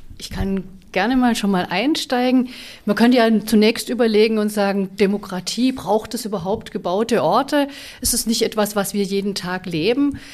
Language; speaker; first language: German; native; German